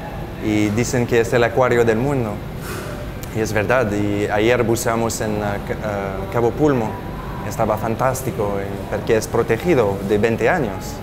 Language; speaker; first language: Spanish; non-native, fluent; French